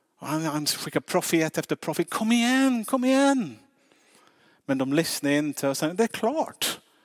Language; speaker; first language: Swedish; non-native, fluent; English